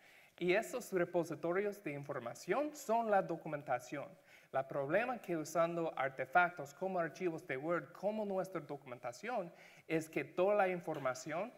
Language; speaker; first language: Spanish; non-native, learner; English